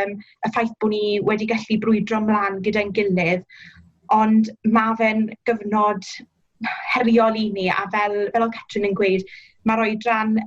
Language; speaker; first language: Welsh; native; Welsh